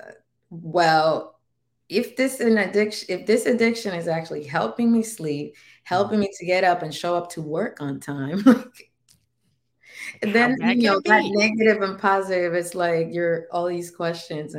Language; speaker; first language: English; non-native, fluent; Spanish